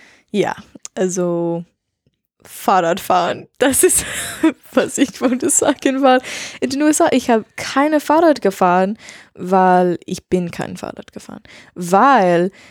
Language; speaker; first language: German; non-native, learner; English